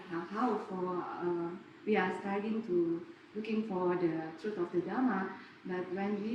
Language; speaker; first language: English; non-native, learner; Indonesian